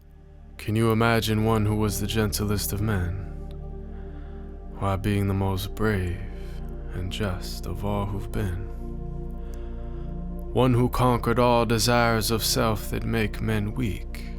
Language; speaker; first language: English; native; English